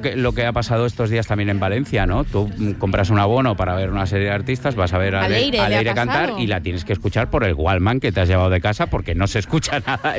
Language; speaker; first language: Spanish; native; Spanish